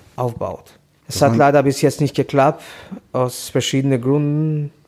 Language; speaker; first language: German; non-native, fluent; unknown